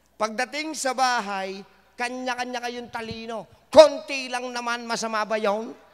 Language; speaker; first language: Filipino; native; Filipino